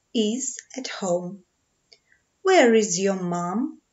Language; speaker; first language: English; non-native, fluent; Ukrainian